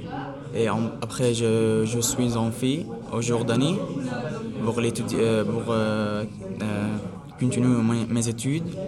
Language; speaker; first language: French; non-native, learner; Arabic